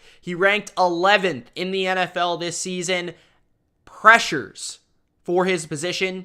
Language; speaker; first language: English; native; English